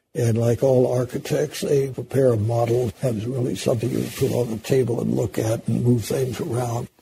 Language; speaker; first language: English; native; English